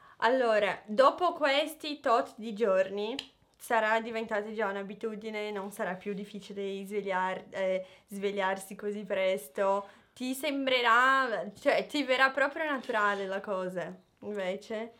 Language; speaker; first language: Italian; non-native, fluent; Portuguese